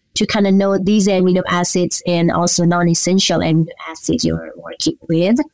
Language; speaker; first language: English; non-native, local second language; Nepali